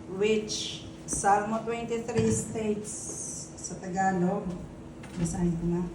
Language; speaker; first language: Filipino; non-native, local second language; Bikol